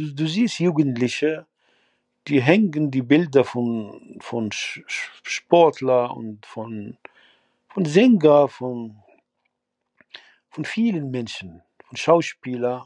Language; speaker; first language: German; non-native, fluent; Arabic